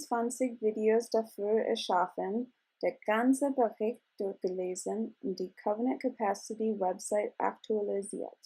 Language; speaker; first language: German; non-native, learner; English